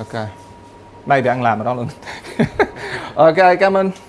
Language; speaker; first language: Vietnamese; early bilingual, heritage; Vietnamese